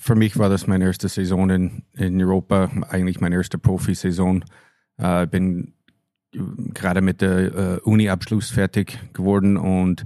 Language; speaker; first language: German; non-native, fluent; English